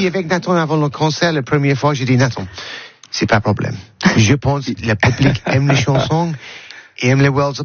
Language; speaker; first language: French; non-native, learner; English